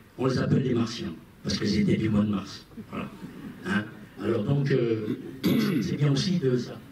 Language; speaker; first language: French; non-native, local second language; Arabic